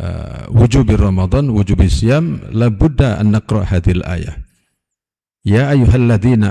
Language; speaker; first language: Arabic; non-native, fluent; Indonesian